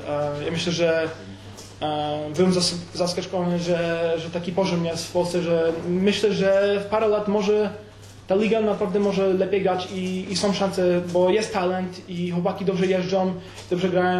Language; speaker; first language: Polish; early bilingual, heritage; Polish